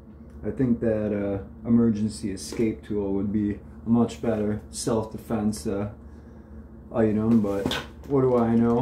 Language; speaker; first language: English; native; English